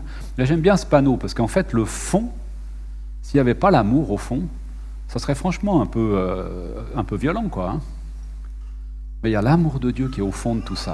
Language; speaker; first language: French; native; French